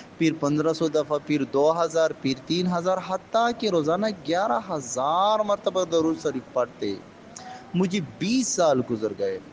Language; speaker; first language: Urdu; native; Urdu